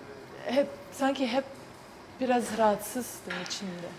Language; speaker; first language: Turkish; early bilingual, heritage; Turkish